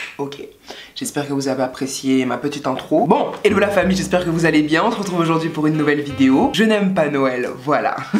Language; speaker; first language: French; native; French